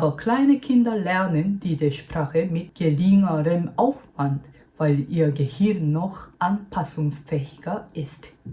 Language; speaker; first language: German; non-native, fluent; Korean